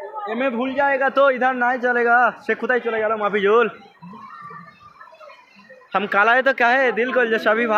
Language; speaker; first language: Hindi; non-native, learner; Bangla